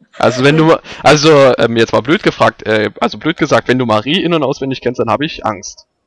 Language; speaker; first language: German; native; German